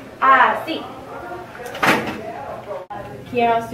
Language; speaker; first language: Spanish; non-native, learner; English